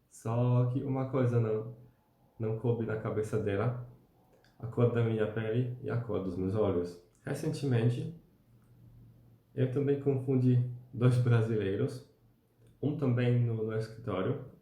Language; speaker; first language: Portuguese; non-native, fluent; Polish